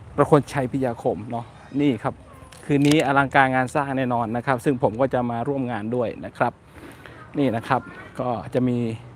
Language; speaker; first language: Thai; non-native, local second language; Northern Khmer